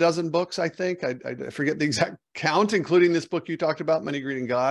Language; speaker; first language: English; native; English